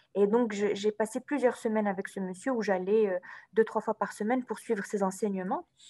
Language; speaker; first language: French; non-native, local second language; Arabic